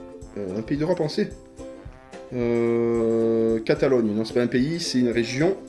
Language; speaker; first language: French; native; French